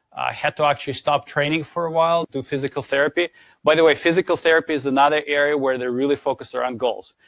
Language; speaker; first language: English; non-native, fluent; Ukrainian